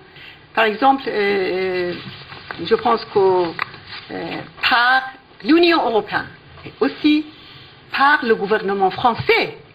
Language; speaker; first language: French; non-native, fluent; Persian